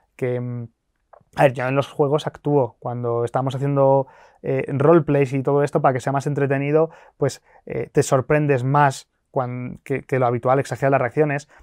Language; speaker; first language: Spanish; native; Spanish